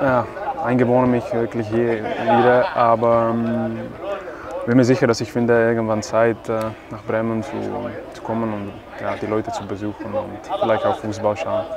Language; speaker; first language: German; non-native, fluent; Czech